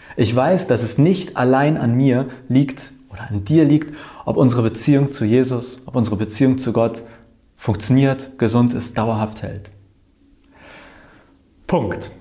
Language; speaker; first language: German; native; German